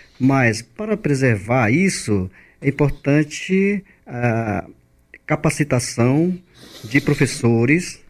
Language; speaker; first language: Portuguese; non-native, local second language; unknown